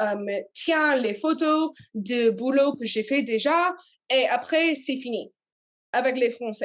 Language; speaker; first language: French; non-native, learner; English